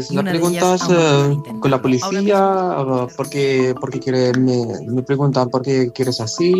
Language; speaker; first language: Spanish; non-native, learner; Arabic